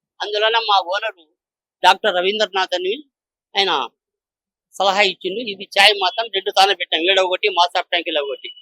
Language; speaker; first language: Telugu; native; Telugu